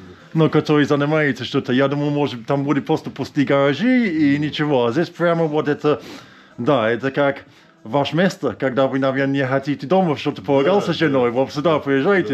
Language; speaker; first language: Russian; non-native, learner; English